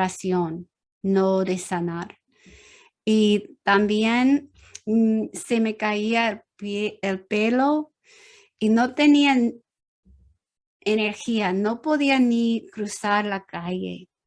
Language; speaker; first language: Spanish; non-native, learner; English